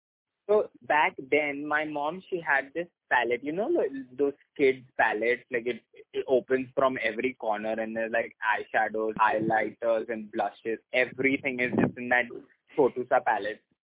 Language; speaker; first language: English; non-native, local second language; Hindi